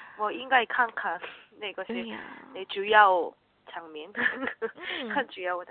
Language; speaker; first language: Chinese; non-native, learner; Korean